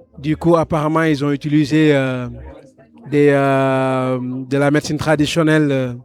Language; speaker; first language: French; non-native, local second language; Wolof